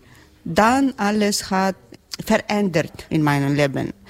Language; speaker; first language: German; non-native, learner; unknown